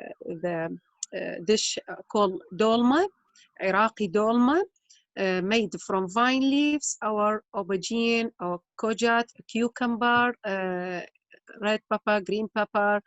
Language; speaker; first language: English; non-native, learner; Arabic